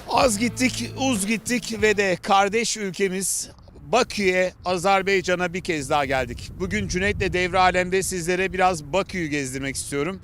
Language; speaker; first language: Turkish; native; Turkish